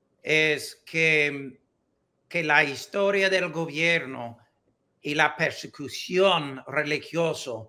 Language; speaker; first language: Spanish; non-native, learner; English